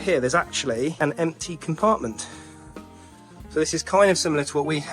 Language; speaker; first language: English; native; English